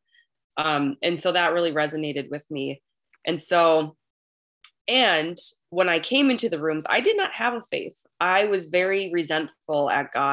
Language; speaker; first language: English; native; English